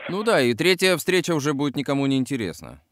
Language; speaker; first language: Russian; native; Russian